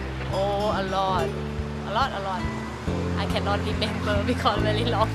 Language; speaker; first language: English; non-native, learner; Thai